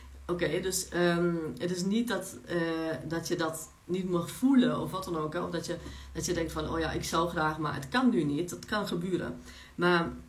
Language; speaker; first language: Dutch; non-native, fluent; Polish